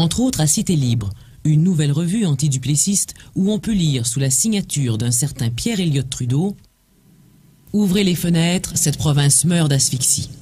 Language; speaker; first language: French; native; French